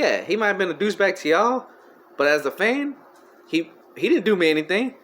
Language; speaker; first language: English; native; English